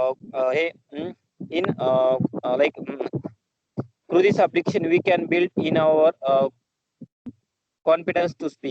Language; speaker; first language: English; non-native, learner; Marathi